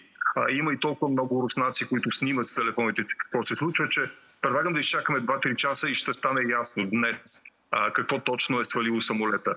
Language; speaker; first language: Bulgarian; native; Bulgarian